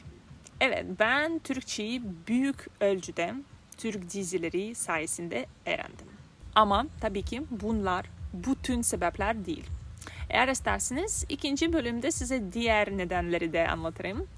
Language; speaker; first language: Turkish; non-native, fluent; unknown